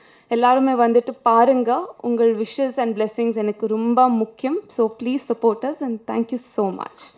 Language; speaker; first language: Tamil; non-native, learner; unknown